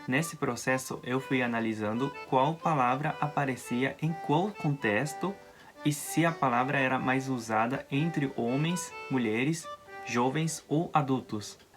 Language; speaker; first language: Portuguese; non-native, fluent; Japanese